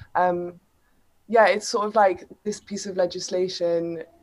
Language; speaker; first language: English; native; English